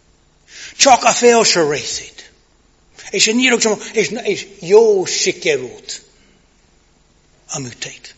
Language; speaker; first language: Hungarian; non-native, fluent; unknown